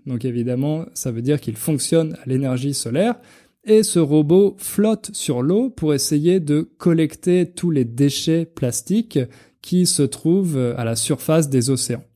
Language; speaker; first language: French; native; French